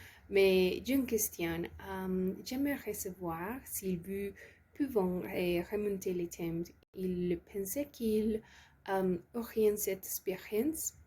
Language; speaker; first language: French; non-native, learner; Spanish